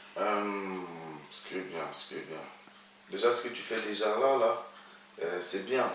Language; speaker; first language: French; early bilingual, other home language; Akan